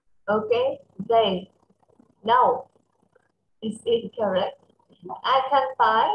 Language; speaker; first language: English; non-native, fluent; Vietnamese